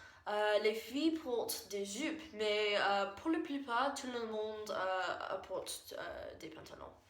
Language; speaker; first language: French; non-native, learner; English